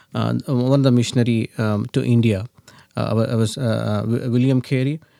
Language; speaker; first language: English; non-native, local second language; Telugu